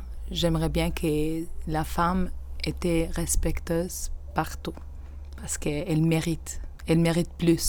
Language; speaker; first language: French; non-native, learner; Albanian